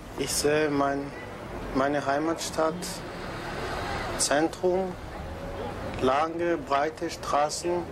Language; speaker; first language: German; non-native, learner; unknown